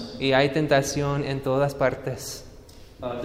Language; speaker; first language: Spanish; non-native, fluent; English